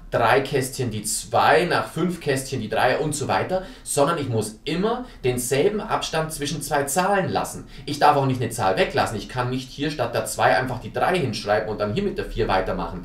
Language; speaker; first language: German; native; German